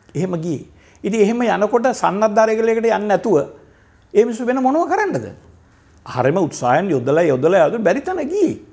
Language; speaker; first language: Sinhala; native; Sinhala